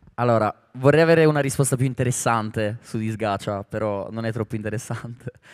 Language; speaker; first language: Italian; native; Italian